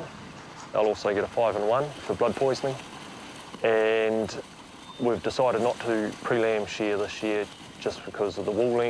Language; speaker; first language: English; native; English